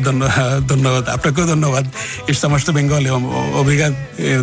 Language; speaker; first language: Portuguese; non-native, learner; Bangla